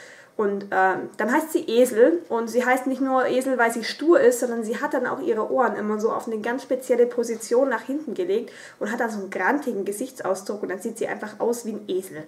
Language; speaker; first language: German; native; German